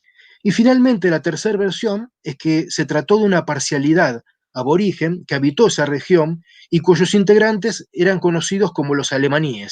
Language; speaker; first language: Spanish; native; Spanish